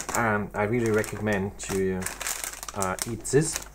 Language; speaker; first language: English; non-native, fluent; German